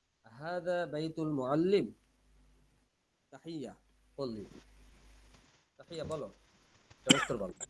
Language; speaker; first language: Arabic; non-native, fluent; Bangla